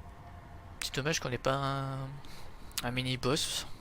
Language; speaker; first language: French; native; French